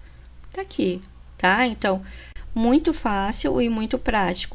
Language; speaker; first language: Portuguese; native; Portuguese